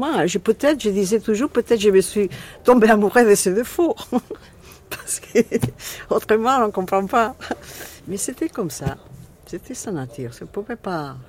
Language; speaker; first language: French; non-native, fluent; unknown